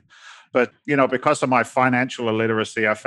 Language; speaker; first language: English; native; English